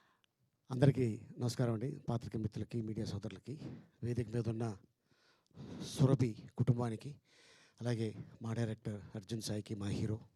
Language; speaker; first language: Telugu; native; Telugu